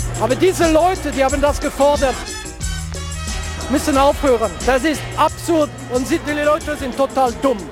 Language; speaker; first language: German; non-native, fluent; French